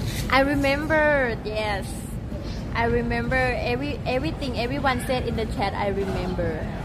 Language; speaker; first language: English; non-native, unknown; Thai